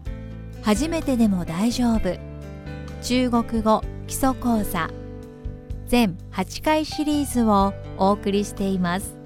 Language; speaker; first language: Japanese; native; Japanese